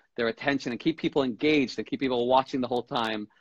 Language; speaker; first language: English; native; English